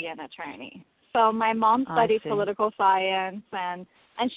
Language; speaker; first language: English; non-native, fluent; Persian